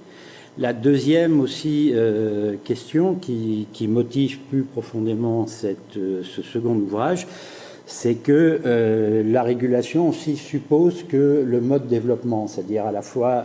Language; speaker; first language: French; native; French